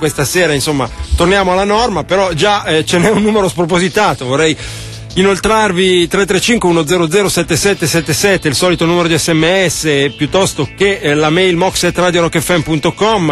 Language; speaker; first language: Italian; native; Italian